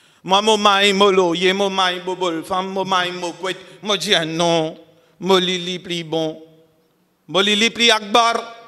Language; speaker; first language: French; non-native, local second language; Morisyen